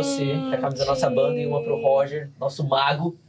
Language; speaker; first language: Portuguese; native; Portuguese